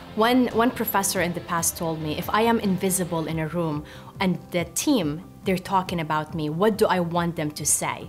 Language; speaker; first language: English; non-native, fluent; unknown